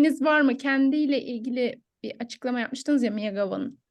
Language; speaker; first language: Turkish; native; Turkish